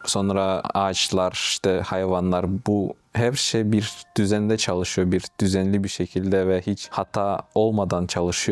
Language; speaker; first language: Turkish; non-native, fluent; Russian